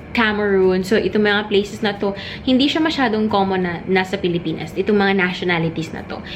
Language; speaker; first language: Filipino; non-native, local second language; Cebuano